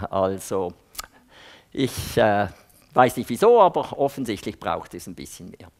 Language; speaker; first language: German; native; German